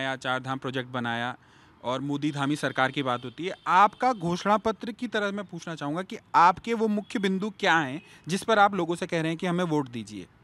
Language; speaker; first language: Hindi; native; Hindi